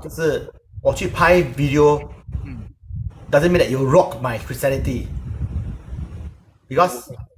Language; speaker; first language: English; non-native, local second language; Chinese